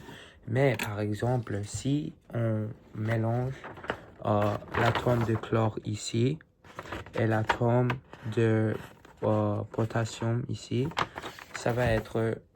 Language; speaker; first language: French; non-native, learner; English